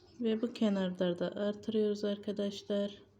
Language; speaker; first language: Turkish; native; Turkish